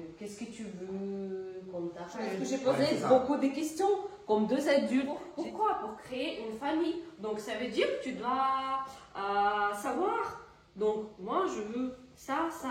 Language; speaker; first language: French; non-native, learner; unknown